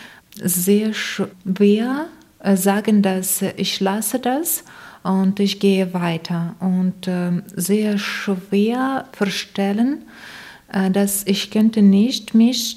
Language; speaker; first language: German; non-native, learner; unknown